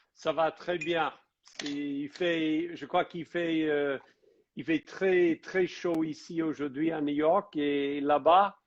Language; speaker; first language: French; non-native, fluent; English